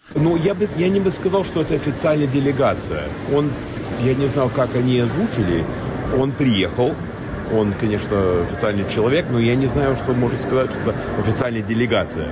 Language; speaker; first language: Russian; non-native, fluent; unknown